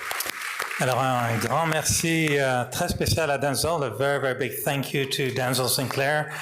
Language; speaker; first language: French; native; French